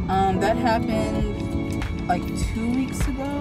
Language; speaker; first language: English; native; English